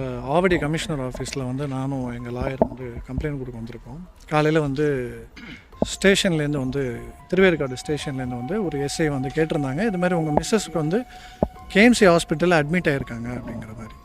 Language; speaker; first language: Tamil; native; Tamil